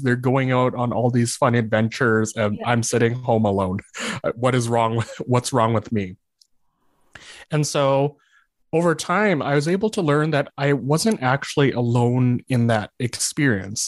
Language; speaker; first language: English; native; English